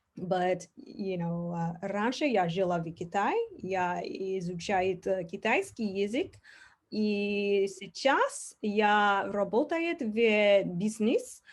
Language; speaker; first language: Russian; non-native, learner; English